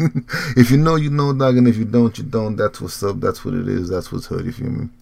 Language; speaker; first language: English; early bilingual, heritage; Spanish